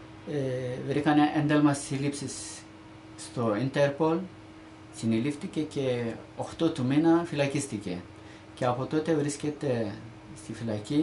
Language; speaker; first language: Greek; non-native, learner; Turkish